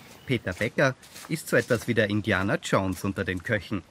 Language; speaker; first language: German; native; German